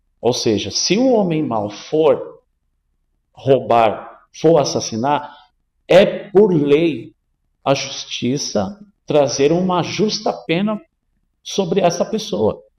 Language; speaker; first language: Portuguese; native; Portuguese